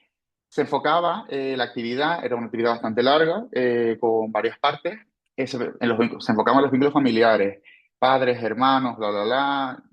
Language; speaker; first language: Spanish; native; Spanish